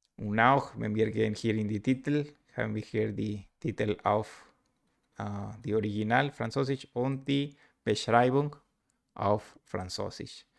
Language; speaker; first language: German; non-native, learner; Spanish